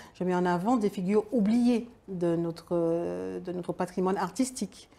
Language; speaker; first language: French; native; French